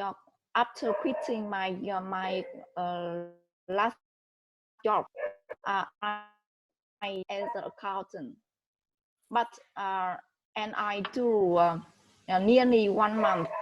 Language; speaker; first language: English; non-native, learner; Vietnamese